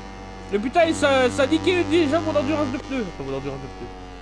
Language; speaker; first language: French; native; French